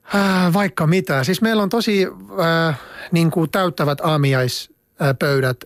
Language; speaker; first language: Finnish; non-native, fluent; Arabic